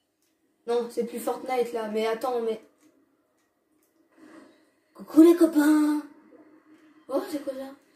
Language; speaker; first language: French; native; French